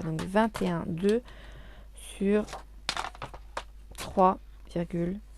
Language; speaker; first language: French; native; French